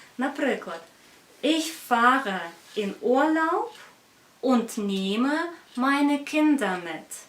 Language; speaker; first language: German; non-native, fluent; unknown